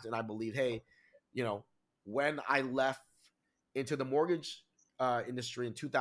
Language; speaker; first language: English; early bilingual, other home language; Vietnamese